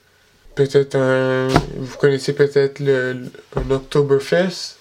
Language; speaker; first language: French; early bilingual, other home language; Spanish